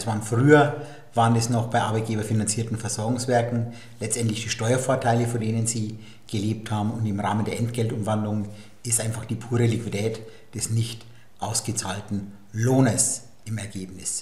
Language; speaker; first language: German; native; German